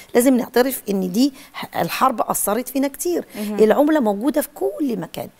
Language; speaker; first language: Arabic; native; Arabic